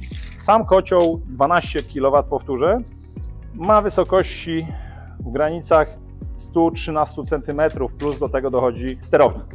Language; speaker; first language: Polish; native; Polish